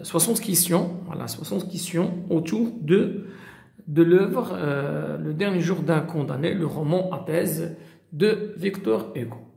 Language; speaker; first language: French; non-native, local second language; Arabic